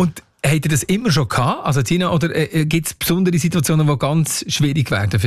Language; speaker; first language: German; native; German